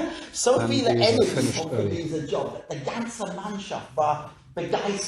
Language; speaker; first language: German; non-native, learner; English